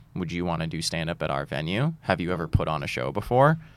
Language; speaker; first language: English; native; English